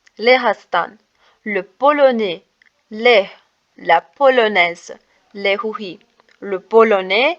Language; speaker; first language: French; non-native, fluent; Armenian